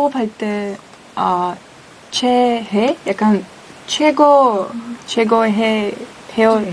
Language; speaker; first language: Korean; non-native, fluent; Russian